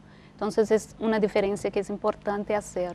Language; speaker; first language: Spanish; non-native, fluent; Portuguese